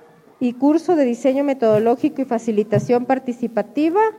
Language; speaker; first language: Spanish; native; Spanish